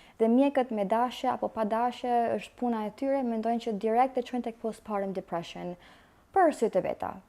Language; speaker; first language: Albanian; early bilingual, heritage; Albanian